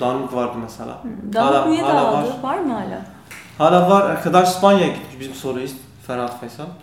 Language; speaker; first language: Turkish; non-native, learner; Kurdish